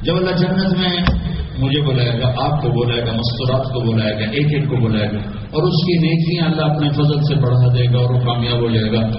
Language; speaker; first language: Urdu; non-native, local second language; Punjabi